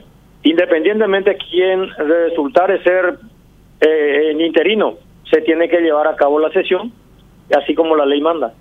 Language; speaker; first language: Spanish; native; Spanish